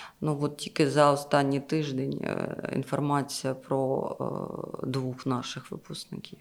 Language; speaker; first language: Ukrainian; non-native, local second language; Russian